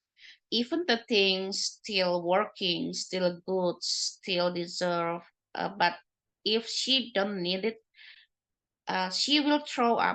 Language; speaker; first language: English; non-native, learner; Indonesian